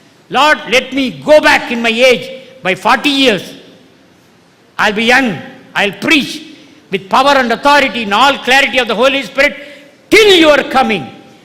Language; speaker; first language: English; non-native, local second language; Tamil